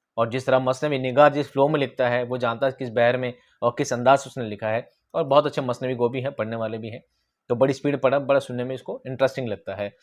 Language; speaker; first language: Urdu; native; Urdu